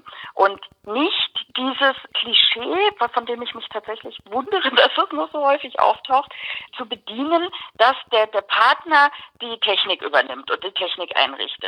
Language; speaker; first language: German; native; German